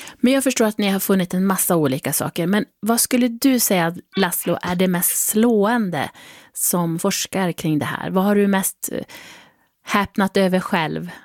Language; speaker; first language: Swedish; native; Swedish